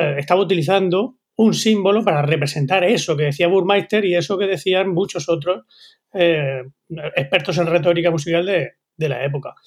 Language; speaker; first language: Spanish; native; Spanish